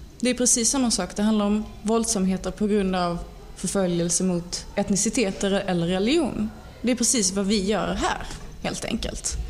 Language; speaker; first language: Swedish; native; Swedish